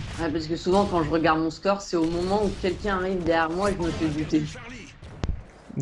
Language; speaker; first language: French; native; French